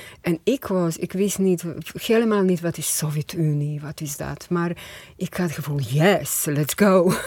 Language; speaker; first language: Dutch; non-native, fluent; Croatian